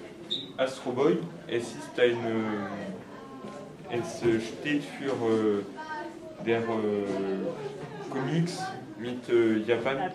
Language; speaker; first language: German; non-native, learner; French